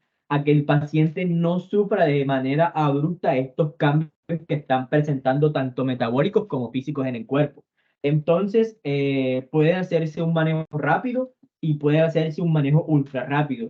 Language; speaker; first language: Spanish; native; Spanish